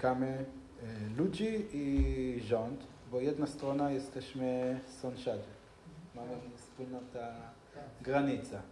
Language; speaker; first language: Polish; non-native, learner; Hebrew